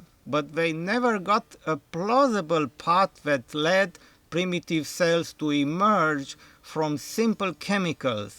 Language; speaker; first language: English; non-native, fluent; Romanian